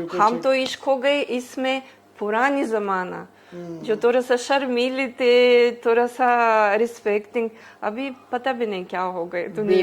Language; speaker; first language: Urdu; early bilingual, heritage; Greek